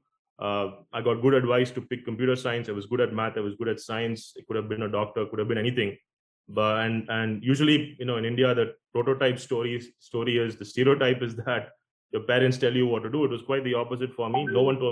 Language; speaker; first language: English; non-native, local second language; Konkani